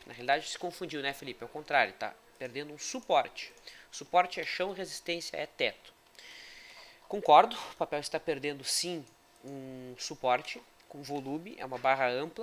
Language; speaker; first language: Portuguese; native; Portuguese